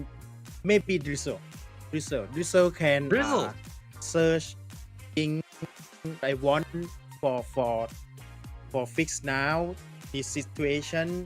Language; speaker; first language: English; non-native, learner; Thai